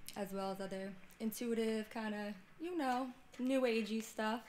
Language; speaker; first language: English; native; English